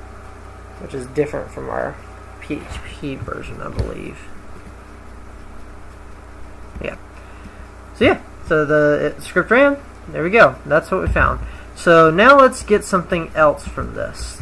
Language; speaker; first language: English; native; English